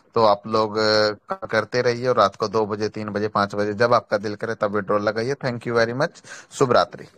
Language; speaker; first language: Hindi; native; Hindi